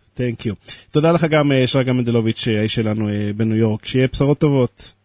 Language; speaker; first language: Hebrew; native; Hebrew